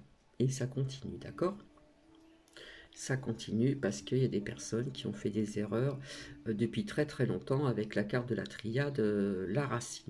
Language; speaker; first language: French; native; French